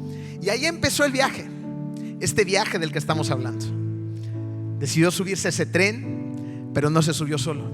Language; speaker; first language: Spanish; native; Spanish